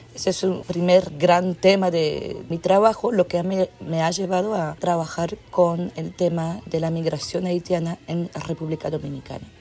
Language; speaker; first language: Spanish; non-native, fluent; French